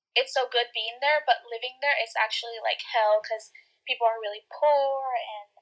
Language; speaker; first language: English; early bilingual, other home language; Spanish